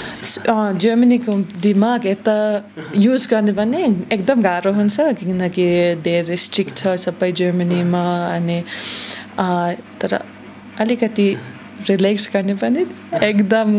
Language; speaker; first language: Nepali; non-native, learner; German